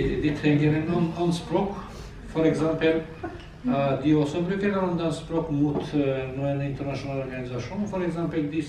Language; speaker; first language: Norwegian; non-native, learner; Azerbaijani